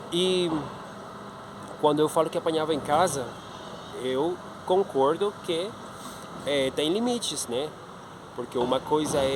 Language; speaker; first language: Portuguese; non-native, fluent; Spanish